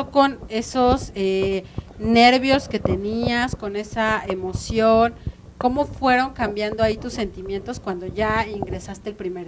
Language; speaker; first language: Spanish; native; Spanish